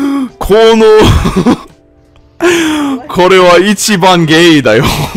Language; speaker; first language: Japanese; non-native, learner; English